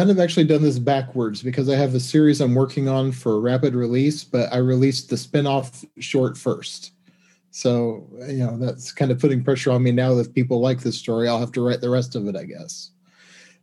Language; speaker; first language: English; native; English